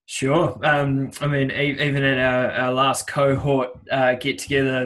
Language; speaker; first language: English; native; English